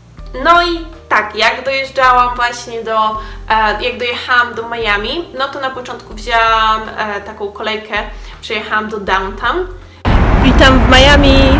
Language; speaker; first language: Polish; native; Polish